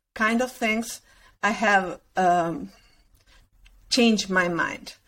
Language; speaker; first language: English; non-native, learner; Spanish